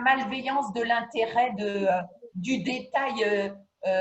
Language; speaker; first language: French; native; French